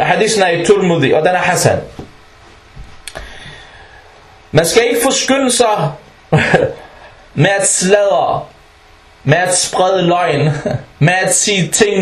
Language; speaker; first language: Danish; non-native, fluent; Arabic